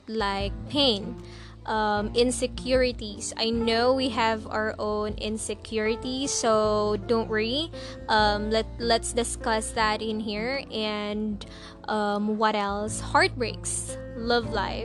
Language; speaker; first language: English; non-native, local second language; Cebuano